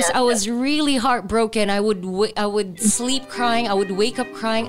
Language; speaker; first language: English; non-native, local second language; Filipino